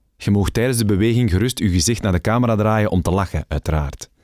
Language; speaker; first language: Dutch; native; Dutch